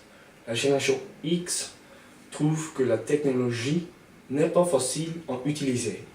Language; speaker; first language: French; non-native, learner; Dutch